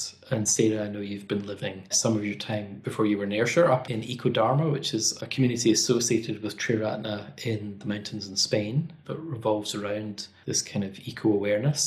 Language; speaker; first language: English; native; English